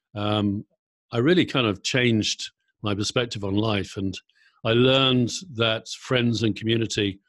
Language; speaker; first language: English; native; English